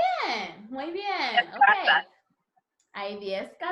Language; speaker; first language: Spanish; non-native, learner; English